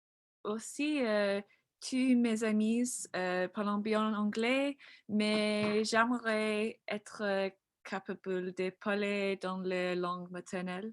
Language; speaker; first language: French; non-native, learner; English